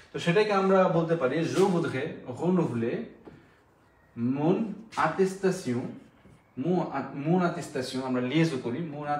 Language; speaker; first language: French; non-native, fluent; Bangla